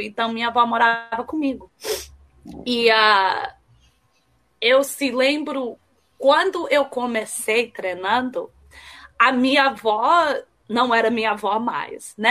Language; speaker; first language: Portuguese; early bilingual, heritage; Portuguese